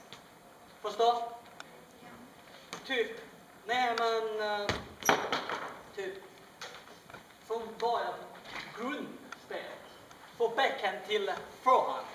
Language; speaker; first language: Swedish; non-native, learner; Chinese